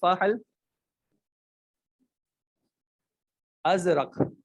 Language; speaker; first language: Arabic; non-native, fluent; Urdu